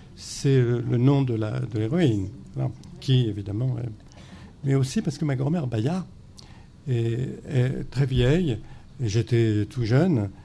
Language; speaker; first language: French; early bilingual, other home language; Arabic